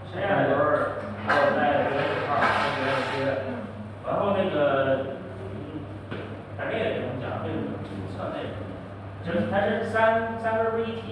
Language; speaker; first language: Chinese; native; Chinese